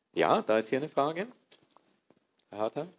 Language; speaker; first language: German; native; German